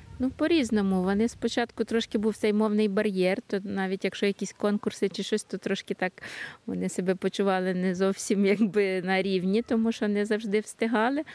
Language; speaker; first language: Ukrainian; native; Ukrainian